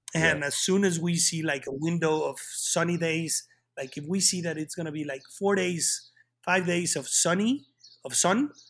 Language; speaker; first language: English; non-native, fluent; Spanish